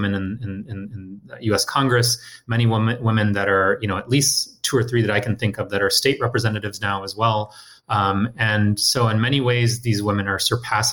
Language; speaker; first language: English; native; English